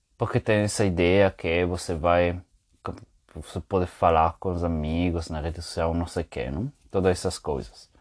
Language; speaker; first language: Portuguese; non-native, fluent; French